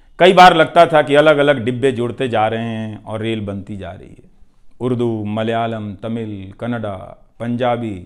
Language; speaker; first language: Hindi; non-native, local second language; Bhojpuri